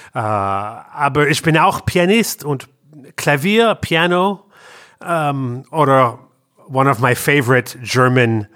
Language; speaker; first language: German; non-native, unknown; English